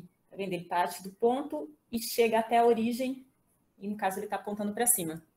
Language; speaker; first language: Portuguese; native; Portuguese